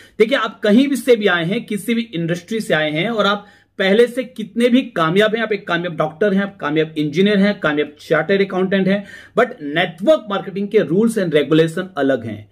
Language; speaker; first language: Hindi; native; Hindi